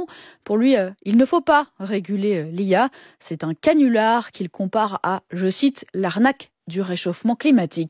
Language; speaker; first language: French; native; French